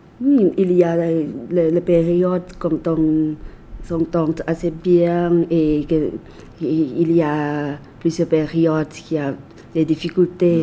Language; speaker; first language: French; non-native, fluent; Thai